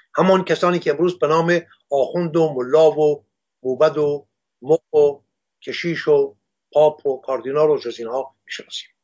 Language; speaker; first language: Persian; non-native, local second language; Assyrian Neo-Aramaic